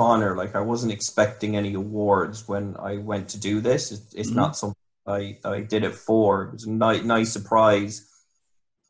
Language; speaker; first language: English; native; English